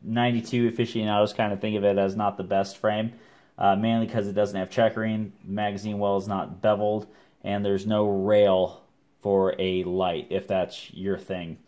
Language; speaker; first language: English; native; English